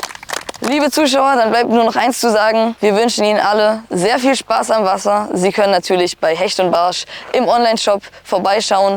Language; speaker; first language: German; native; German